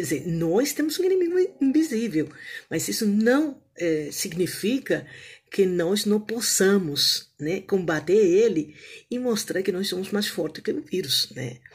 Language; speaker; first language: Portuguese; native; Portuguese